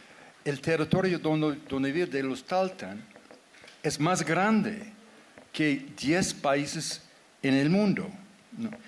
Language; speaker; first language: Spanish; non-native, fluent; English